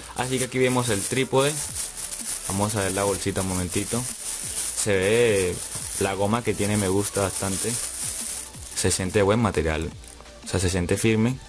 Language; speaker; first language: Spanish; native; Spanish